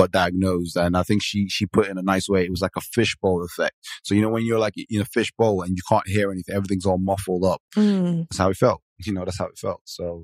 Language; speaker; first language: English; non-native, local second language; Yoruba